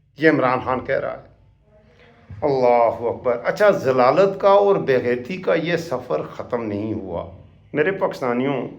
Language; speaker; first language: Urdu; non-native, local second language; Punjabi